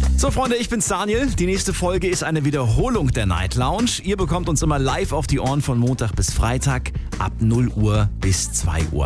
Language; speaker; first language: German; native; German